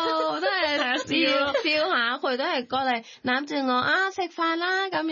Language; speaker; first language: Cantonese; non-native, learner; Thai